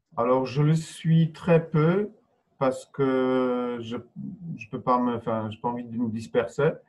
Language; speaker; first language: French; non-native, fluent; Polish